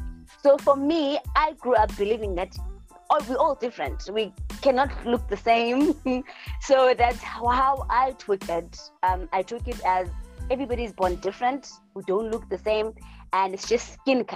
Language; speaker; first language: English; non-native, local second language; Xhosa